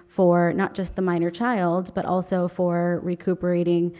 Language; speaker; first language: English; native; English